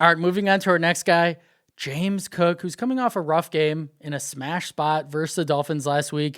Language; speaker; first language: English; native; English